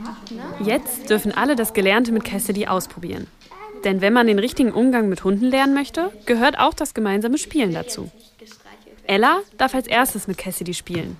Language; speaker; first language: German; native; German